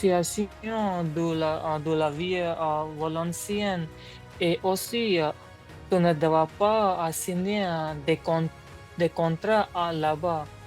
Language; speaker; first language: French; non-native, learner; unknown